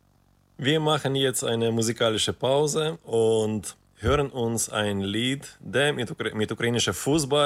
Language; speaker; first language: German; non-native, fluent; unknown